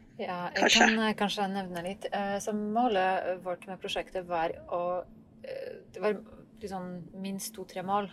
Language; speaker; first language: Norwegian; non-native, fluent; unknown